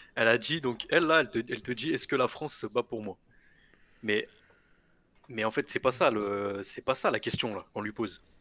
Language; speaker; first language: French; native; French